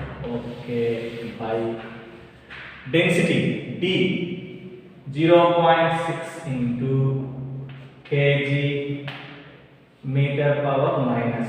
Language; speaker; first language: English; non-native, local second language; Telugu